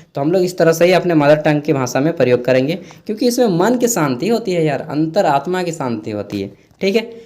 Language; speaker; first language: Hindi; non-native, local second language; Magahi